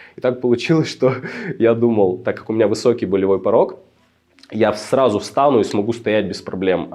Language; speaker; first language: Russian; native; Russian